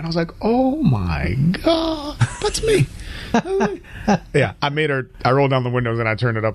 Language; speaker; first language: English; native; English